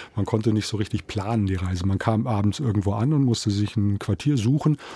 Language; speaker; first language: German; native; German